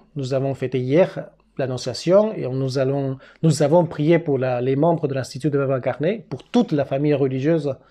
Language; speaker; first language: French; non-native, fluent; Spanish